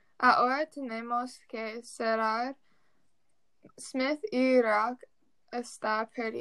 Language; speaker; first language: Spanish; non-native, learner; English